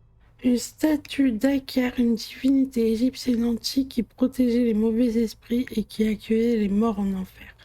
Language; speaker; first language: French; native; French